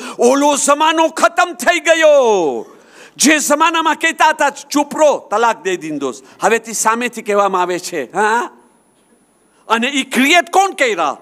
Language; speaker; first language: Gujarati; early bilingual, heritage; Gujarati